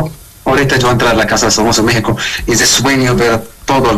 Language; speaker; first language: Spanish; non-native, learner; Arabic